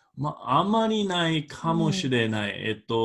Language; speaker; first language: Japanese; non-native, fluent; English